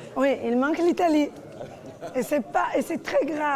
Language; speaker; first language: French; non-native, fluent; Italian